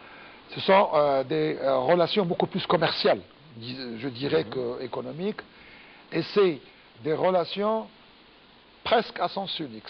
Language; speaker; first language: French; non-native, local second language; Arabic